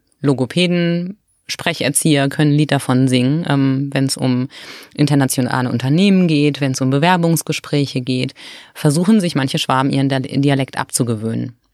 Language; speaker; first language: German; native; German